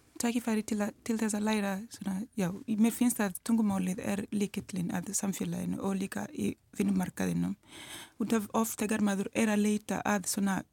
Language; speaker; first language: Icelandic; non-native, learner; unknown